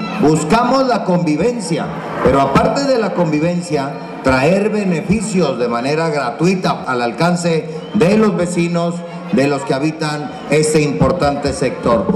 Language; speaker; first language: Spanish; native; Spanish